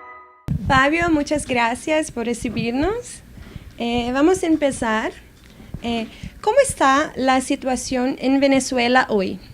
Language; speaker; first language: Spanish; non-native, fluent; Portuguese